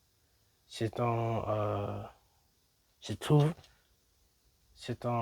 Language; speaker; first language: French; non-native, learner; English